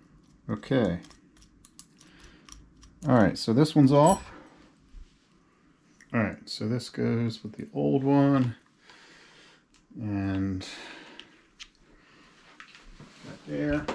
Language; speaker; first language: English; native; English